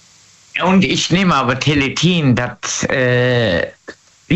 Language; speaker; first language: German; native; German